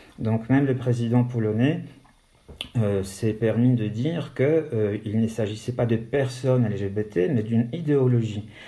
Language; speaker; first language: French; non-native, fluent; Polish